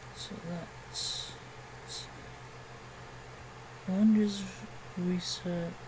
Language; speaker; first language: English; native; English